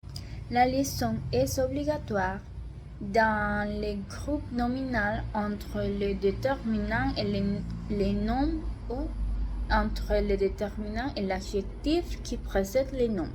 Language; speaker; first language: French; non-native, learner; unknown